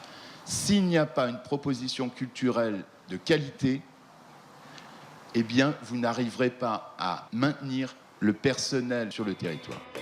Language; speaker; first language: French; native; French